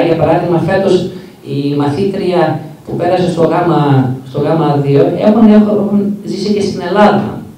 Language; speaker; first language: Greek; early bilingual, heritage; Greek